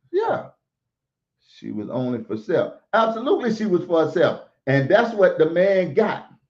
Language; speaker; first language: English; native; English